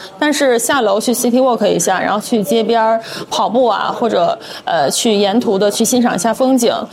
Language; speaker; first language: Chinese; native; Chinese